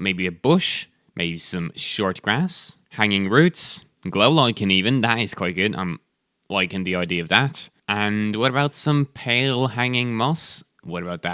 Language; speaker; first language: English; native; English